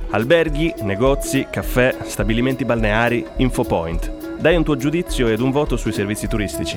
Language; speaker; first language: Italian; native; Italian